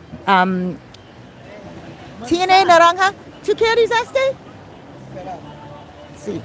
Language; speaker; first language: Spanish; non-native, learner; English